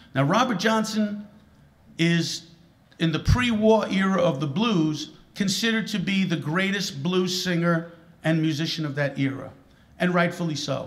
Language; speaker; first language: English; native; English